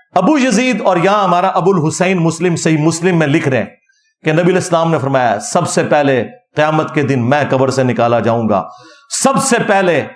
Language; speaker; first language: Urdu; non-native, local second language; Punjabi